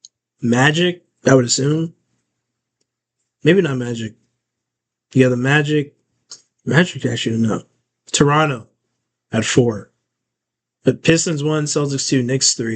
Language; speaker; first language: English; native; English